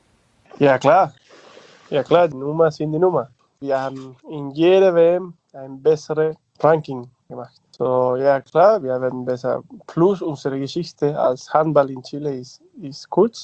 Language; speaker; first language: German; non-native, learner; Spanish